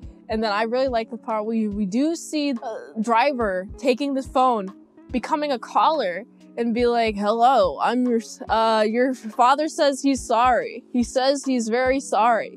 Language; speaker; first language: English; native; English